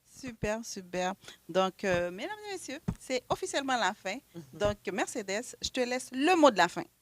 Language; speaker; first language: French; native; French